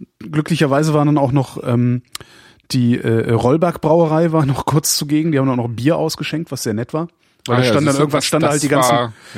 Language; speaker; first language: German; native; German